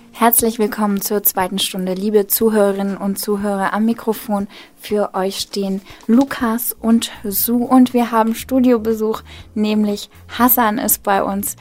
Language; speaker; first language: German; native; German